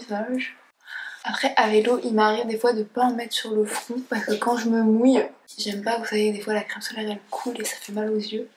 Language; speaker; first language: French; native; French